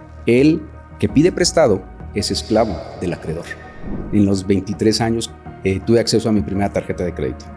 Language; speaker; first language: Spanish; native; Spanish